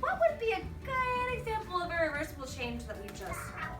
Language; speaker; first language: English; native; English